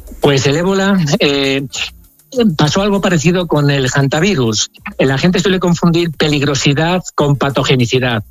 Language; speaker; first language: Spanish; native; Spanish